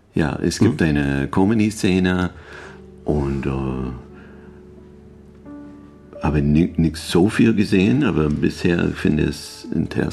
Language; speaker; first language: German; non-native, fluent; English